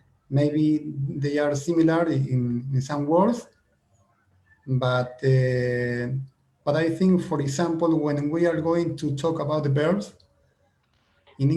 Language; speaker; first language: English; non-native, fluent; Spanish